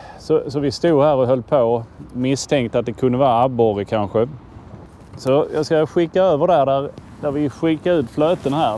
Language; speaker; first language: Swedish; native; Swedish